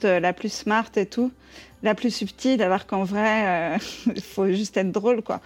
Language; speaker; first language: French; native; French